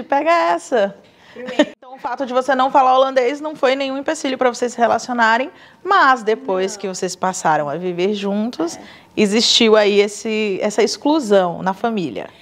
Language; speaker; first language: Portuguese; native; Portuguese